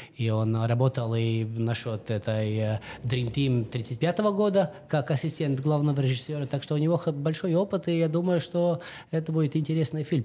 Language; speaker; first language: Russian; non-native, local second language; Latvian